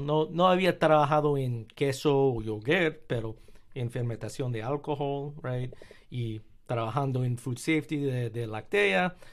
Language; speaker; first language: Spanish; early bilingual, heritage; Spanish